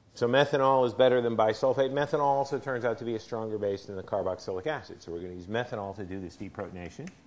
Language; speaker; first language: English; native; English